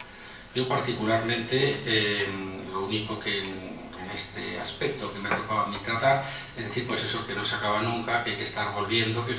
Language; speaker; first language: Spanish; native; Spanish